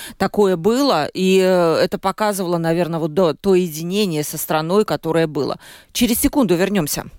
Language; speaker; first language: Russian; native; Russian